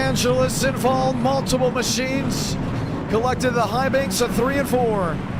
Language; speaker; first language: English; native; English